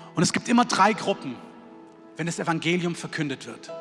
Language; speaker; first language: German; native; German